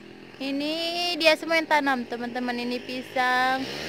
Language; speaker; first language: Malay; non-native, local second language; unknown